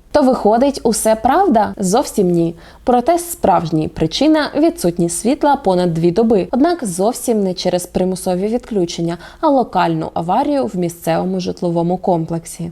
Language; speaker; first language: Ukrainian; native; Ukrainian